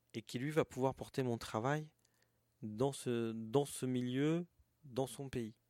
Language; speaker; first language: French; native; French